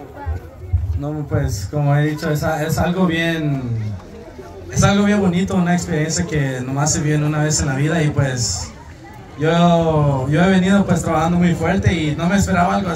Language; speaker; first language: Spanish; early bilingual, heritage; Spanish